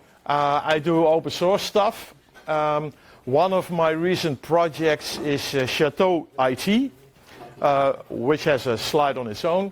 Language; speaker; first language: English; non-native, fluent; Dutch